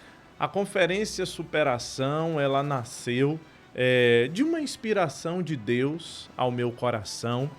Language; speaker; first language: Portuguese; native; Portuguese